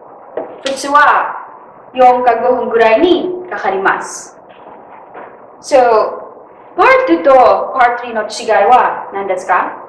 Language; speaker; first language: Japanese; non-native, learner; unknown